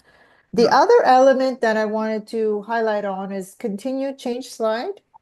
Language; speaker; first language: English; native; English